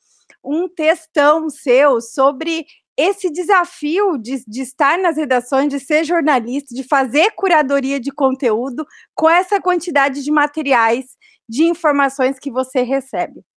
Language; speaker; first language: Portuguese; native; Portuguese